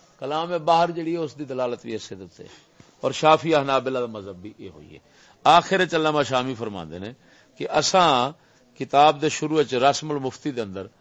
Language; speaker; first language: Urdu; non-native, local second language; Punjabi